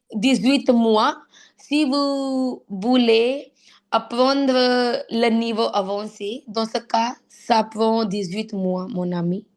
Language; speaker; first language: French; non-native, fluent; Punjabi